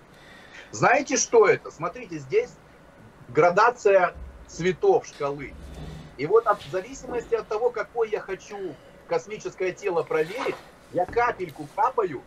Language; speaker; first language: Russian; native; Russian